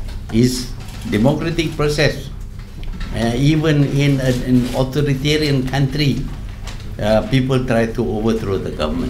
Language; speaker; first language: English; non-native, local second language; Malay